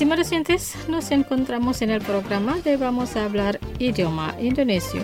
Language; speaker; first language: Spanish; non-native, fluent; Indonesian